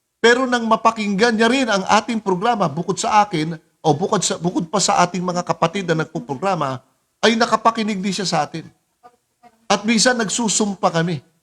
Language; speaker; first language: Filipino; native; Filipino